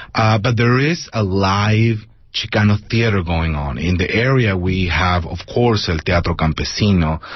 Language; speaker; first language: English; non-native, fluent; Spanish